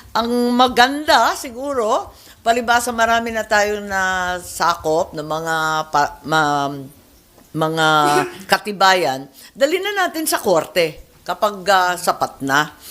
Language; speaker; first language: Filipino; native; Filipino